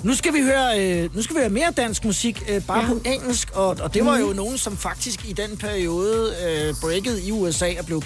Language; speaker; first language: Danish; native; Danish